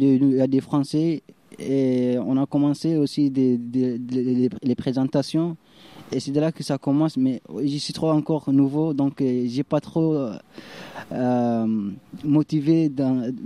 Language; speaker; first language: French; non-native, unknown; Arabic